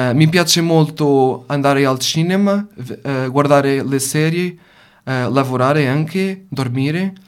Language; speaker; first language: Italian; non-native, learner; Portuguese